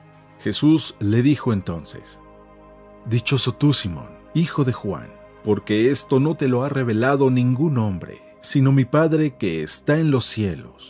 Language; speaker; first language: Spanish; native; Spanish